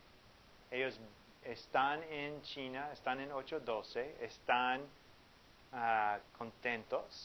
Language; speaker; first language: Spanish; non-native, fluent; English